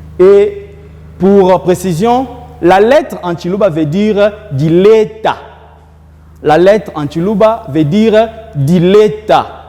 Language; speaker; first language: French; non-native, local second language; Luba-Lulua